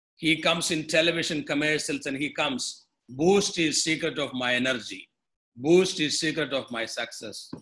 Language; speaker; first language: English; non-native, local second language; Malayalam